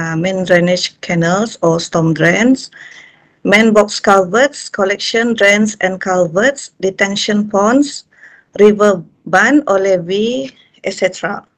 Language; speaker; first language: English; non-native, local second language; Malay